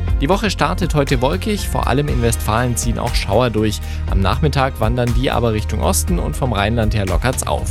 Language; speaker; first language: German; native; German